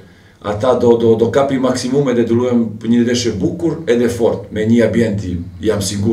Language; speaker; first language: Albanian; non-native, fluent; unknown